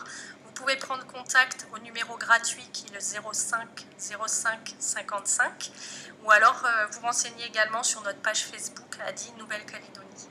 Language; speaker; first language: French; native; French